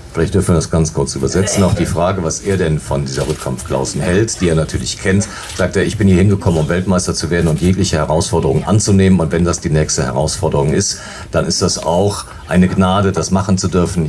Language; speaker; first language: German; native; German